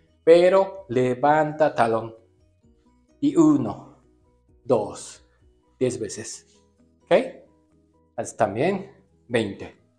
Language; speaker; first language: Spanish; non-native, learner; Japanese